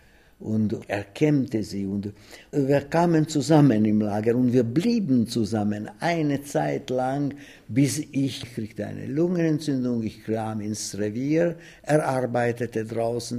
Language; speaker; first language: German; non-native, fluent; Hungarian